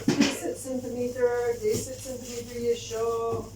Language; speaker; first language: Russian; non-native, learner; English